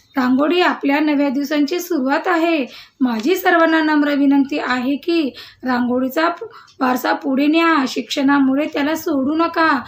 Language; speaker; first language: Marathi; non-native, local second language; Telugu